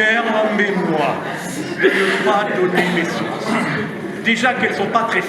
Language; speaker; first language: French; non-native, fluent; German